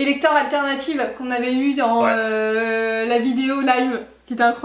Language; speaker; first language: French; native; French